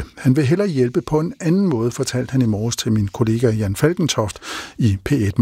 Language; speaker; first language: Danish; native; Danish